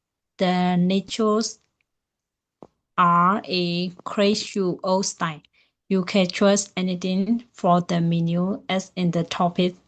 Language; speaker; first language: English; non-native, learner; Burmese